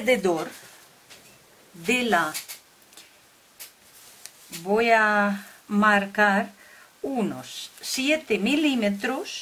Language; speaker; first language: Spanish; non-native, fluent; Russian